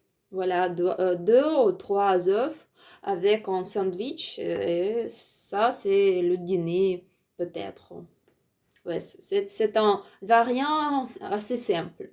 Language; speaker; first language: French; non-native, learner; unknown